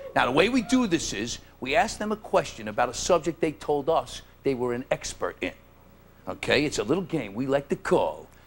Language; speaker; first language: English; native; English